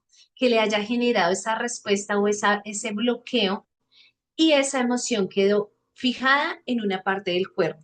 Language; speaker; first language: Spanish; native; Spanish